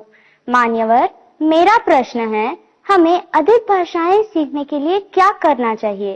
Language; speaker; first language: Hindi; non-native, local second language; Telugu